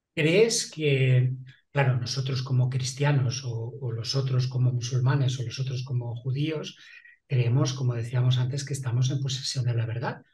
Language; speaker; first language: Spanish; non-native, local second language; Catalan